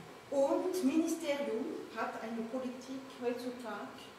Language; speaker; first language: German; non-native, learner; French